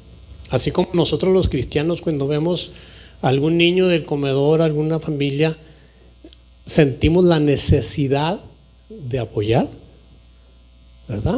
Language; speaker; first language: Spanish; native; Spanish